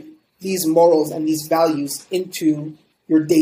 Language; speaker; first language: English; native; English